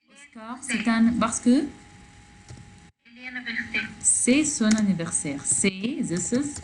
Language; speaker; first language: French; non-native, learner; Arabic